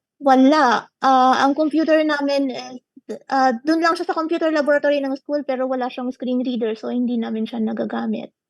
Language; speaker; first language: Filipino; native; Filipino